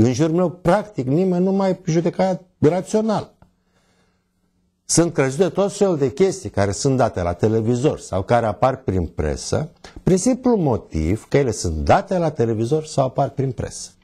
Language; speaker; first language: Romanian; native; Romanian